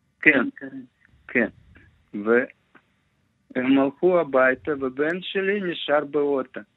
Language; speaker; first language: Hebrew; non-native, learner; Russian